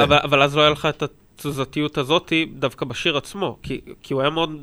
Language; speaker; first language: Hebrew; native; Hebrew